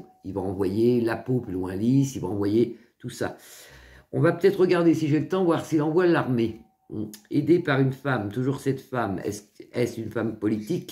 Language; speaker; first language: French; native; French